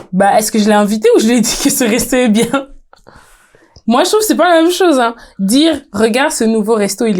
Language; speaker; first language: French; native; French